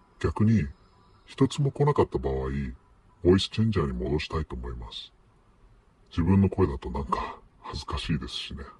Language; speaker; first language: Japanese; non-native, fluent; English